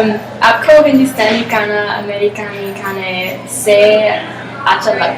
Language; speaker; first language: Hindi; non-native, learner; English